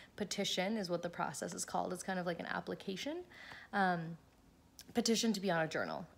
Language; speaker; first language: English; native; English